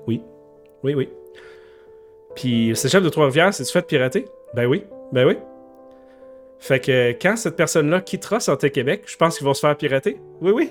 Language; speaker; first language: French; native; French